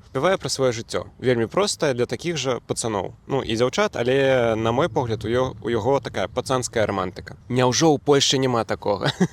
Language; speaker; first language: Belarusian; native; Belarusian